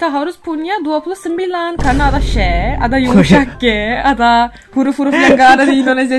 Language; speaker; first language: Indonesian; non-native, fluent; Turkish